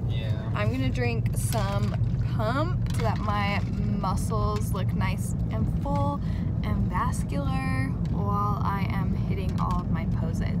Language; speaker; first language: English; native; English